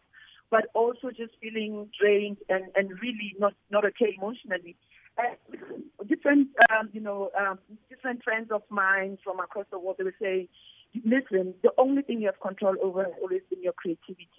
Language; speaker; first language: English; non-native, local second language; Southern Sotho